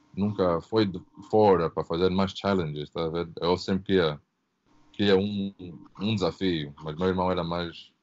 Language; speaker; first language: Portuguese; early bilingual, heritage; Portuguese